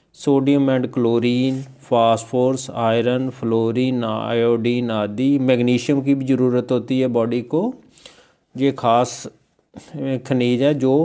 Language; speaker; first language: Hindi; non-native, local second language; Punjabi